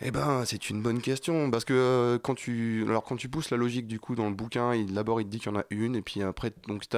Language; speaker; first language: French; native; French